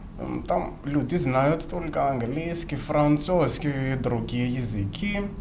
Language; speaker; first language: Russian; non-native, fluent; Malagasy